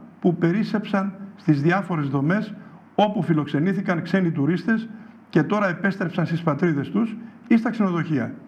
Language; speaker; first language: Greek; native; Greek